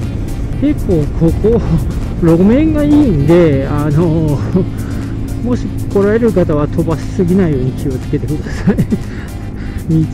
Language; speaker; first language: Japanese; native; Japanese